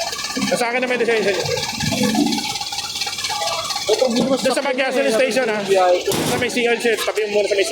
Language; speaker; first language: Filipino; native; Filipino